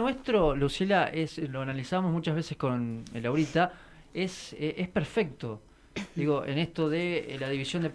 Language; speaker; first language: Spanish; native; Spanish